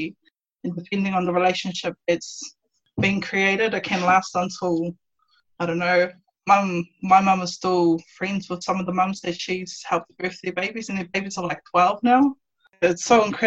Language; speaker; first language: English; native; English